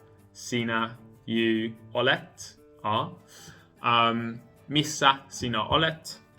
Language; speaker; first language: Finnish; non-native, learner; English